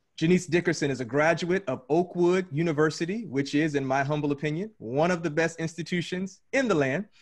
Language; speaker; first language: English; native; English